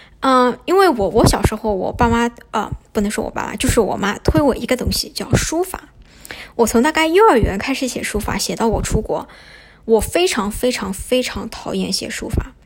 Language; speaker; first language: Chinese; native; Chinese